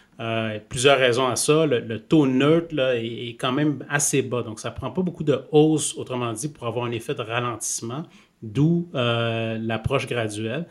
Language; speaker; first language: French; native; French